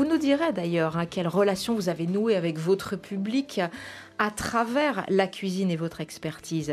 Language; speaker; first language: French; native; French